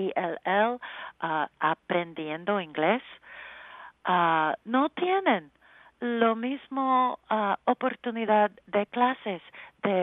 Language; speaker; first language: Spanish; non-native, learner; English